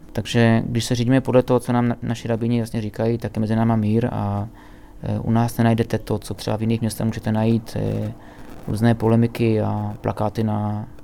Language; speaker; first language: Czech; native; Czech